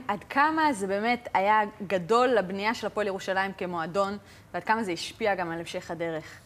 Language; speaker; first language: Hebrew; native; Hebrew